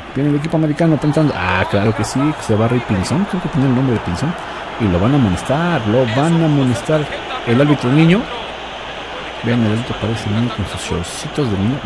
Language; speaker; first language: Spanish; native; Spanish